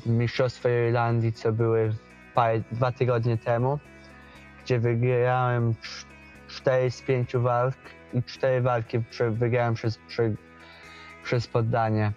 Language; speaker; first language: Polish; early bilingual, heritage; Polish